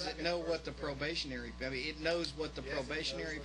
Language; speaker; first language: English; native; English